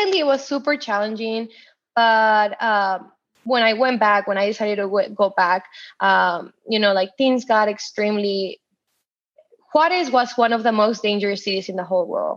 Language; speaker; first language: English; non-native, fluent; Spanish